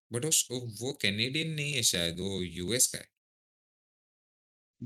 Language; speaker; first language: Hindi; native; Hindi